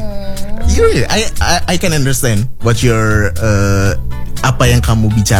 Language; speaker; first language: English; non-native, fluent; Indonesian